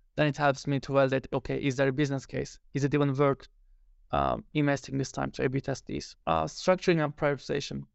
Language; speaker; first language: English; non-native, fluent; Turkish